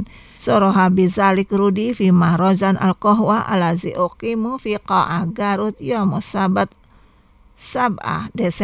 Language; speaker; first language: Arabic; non-native, fluent; Indonesian